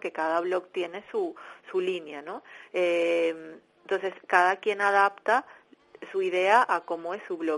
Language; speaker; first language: Spanish; native; Spanish